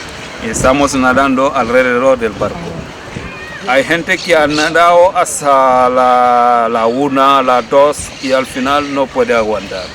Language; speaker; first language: Spanish; non-native, fluent; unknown